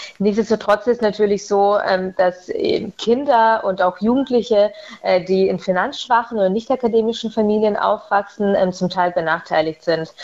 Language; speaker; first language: German; early bilingual, other home language; Russian